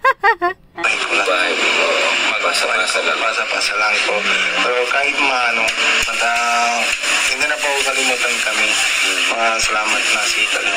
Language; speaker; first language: Filipino; non-native, learner; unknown